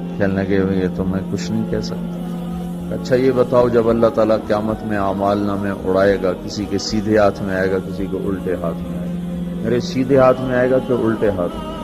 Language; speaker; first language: Urdu; non-native, local second language; Punjabi